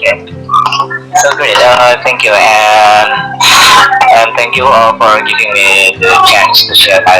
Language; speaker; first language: English; non-native, learner; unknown